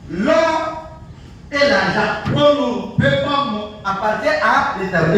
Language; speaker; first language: French; non-native, local second language; Lingala